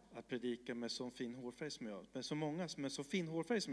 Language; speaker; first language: Swedish; early bilingual, other home language; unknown